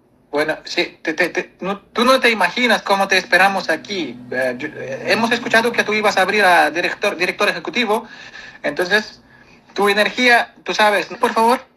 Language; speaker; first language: Spanish; non-native, fluent; Kazakh